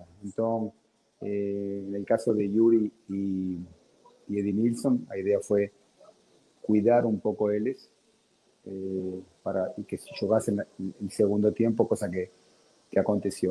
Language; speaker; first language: Portuguese; non-native, fluent; Spanish